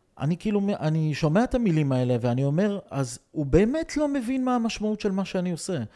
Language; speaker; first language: Hebrew; non-native, fluent; Russian